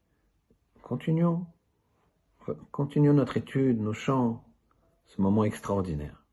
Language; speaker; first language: French; native; French